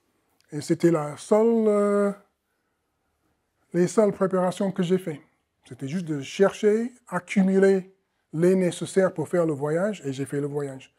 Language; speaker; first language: French; non-native, fluent; English